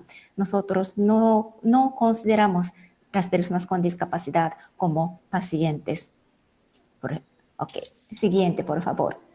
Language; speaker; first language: Spanish; non-native, fluent; Japanese